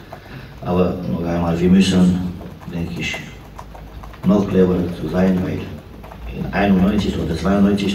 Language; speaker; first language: German; non-native, learner; Romanian